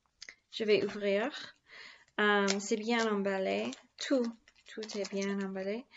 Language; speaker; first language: French; non-native, learner; English